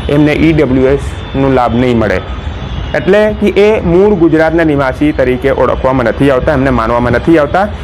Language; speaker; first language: Gujarati; non-native, local second language; Hindi